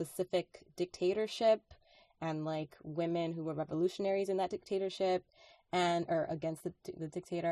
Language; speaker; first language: English; non-native, fluent; Spanish